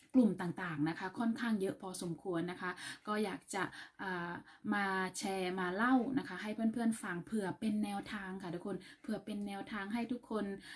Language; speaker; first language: Thai; native; Thai